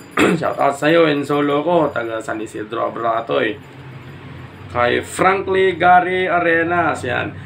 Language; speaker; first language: Filipino; non-native, local second language; Iloko